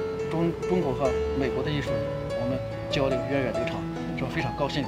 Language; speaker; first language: Chinese; native; Chinese